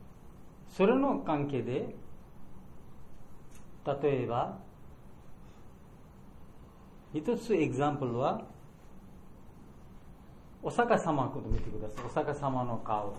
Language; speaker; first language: Japanese; non-native, learner; Bangla